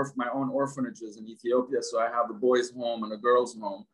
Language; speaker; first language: English; non-native, fluent; Arabic